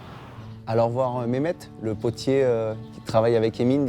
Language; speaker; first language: French; native; French